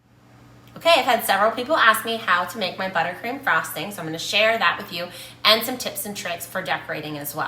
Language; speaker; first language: English; native; English